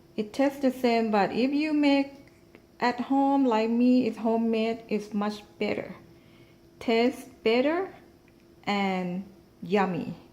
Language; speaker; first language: English; non-native, learner; Thai